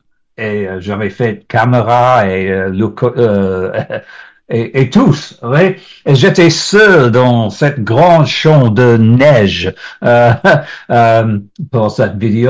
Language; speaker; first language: French; non-native, learner; English